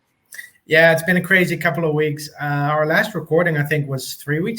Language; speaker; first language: English; native; English